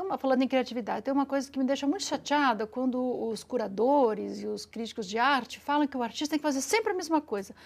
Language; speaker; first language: Portuguese; early bilingual, other home language; Italian